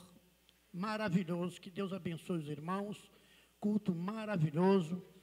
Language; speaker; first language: Portuguese; native; Portuguese